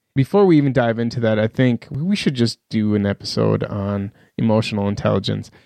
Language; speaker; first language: English; early bilingual, other home language; Persian